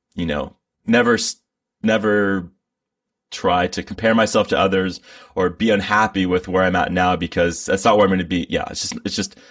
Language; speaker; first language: English; native; English